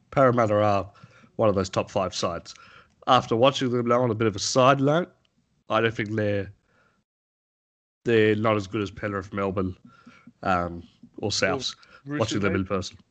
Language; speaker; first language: English; native; English